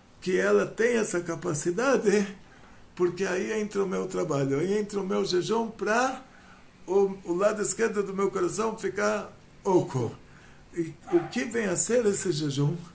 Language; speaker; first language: Portuguese; non-native, fluent; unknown